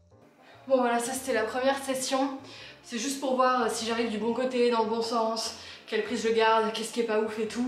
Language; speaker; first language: French; native; French